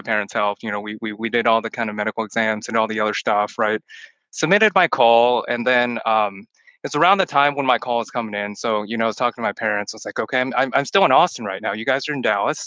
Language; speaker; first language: English; early bilingual, other home language; Chinese